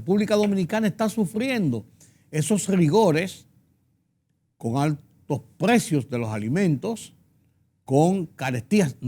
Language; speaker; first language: Spanish; native; Spanish